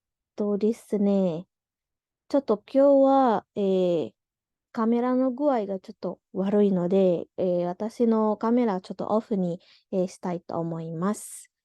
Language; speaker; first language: Japanese; non-native, fluent; Indonesian